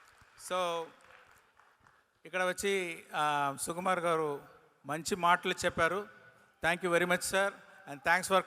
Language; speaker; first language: Telugu; non-native, learner; Tamil